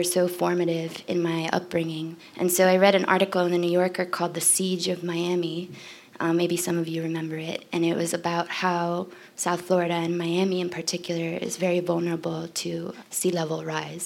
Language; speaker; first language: English; native; English